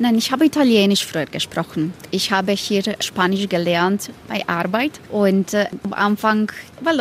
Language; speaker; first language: German; non-native, learner; Croatian